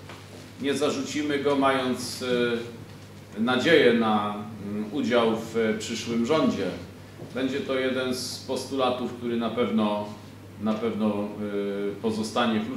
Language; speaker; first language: Polish; native; Polish